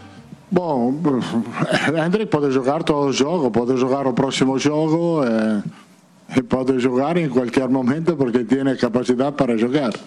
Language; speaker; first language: Portuguese; non-native, fluent; Italian